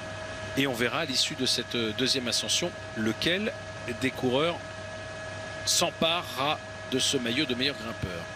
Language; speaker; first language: French; native; French